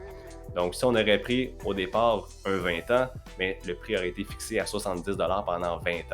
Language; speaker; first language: French; native; French